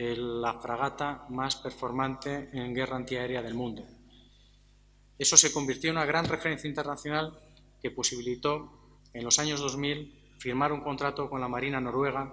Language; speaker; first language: Spanish; native; Spanish